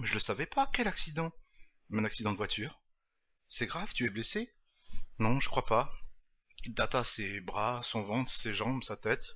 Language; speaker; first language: French; native; French